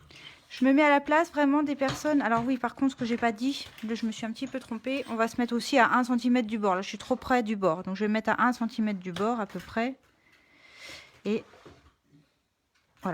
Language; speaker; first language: French; native; French